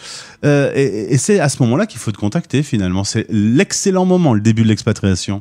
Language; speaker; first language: French; native; French